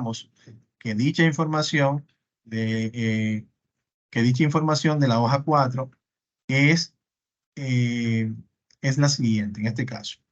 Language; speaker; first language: Spanish; native; Spanish